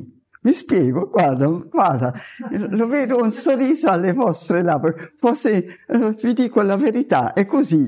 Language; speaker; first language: Italian; non-native, fluent; German